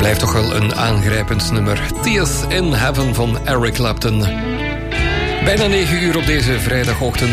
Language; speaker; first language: Dutch; native; Dutch